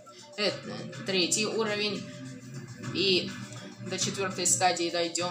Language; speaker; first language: Russian; native; Russian